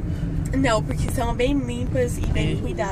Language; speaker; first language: Portuguese; non-native, fluent; English